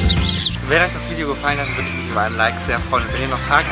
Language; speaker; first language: German; native; German